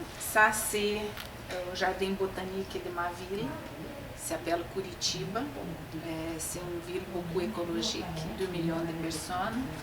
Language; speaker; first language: French; non-native, learner; Portuguese